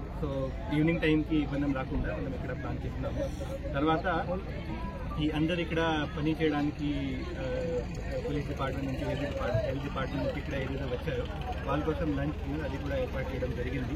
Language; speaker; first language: Telugu; non-native, fluent; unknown